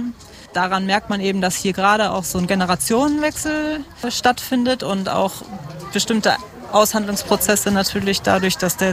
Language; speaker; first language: German; native; German